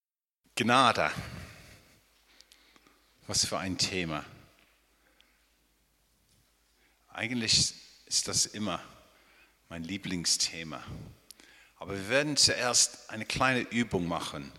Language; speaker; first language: German; non-native, fluent; English